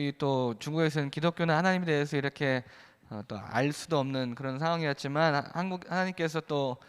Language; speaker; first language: Korean; native; Korean